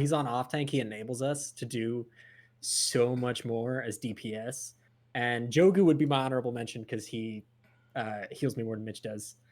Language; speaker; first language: English; native; English